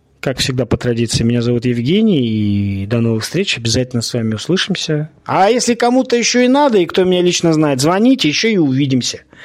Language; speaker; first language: Russian; native; Russian